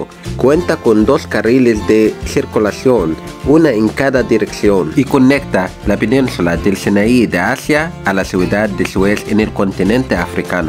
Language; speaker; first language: Spanish; non-native, fluent; Arabic